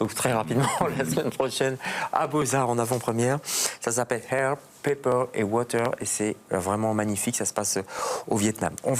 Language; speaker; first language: French; native; French